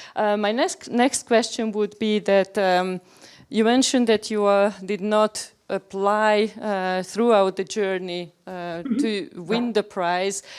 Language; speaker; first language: English; non-native, fluent; Hungarian